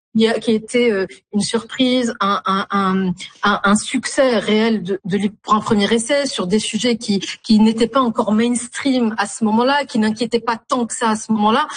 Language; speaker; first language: French; non-native, local second language; Arabic